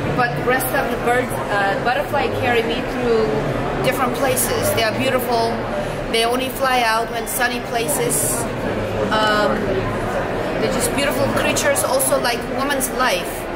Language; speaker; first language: English; non-native, fluent; Korean